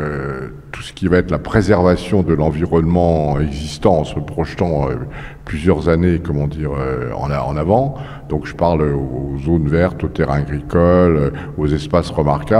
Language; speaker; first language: French; native; French